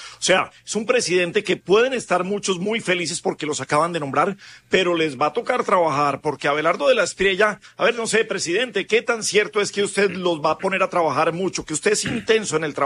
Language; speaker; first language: Spanish; native; Spanish